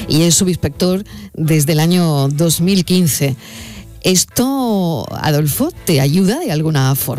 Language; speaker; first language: Spanish; native; Spanish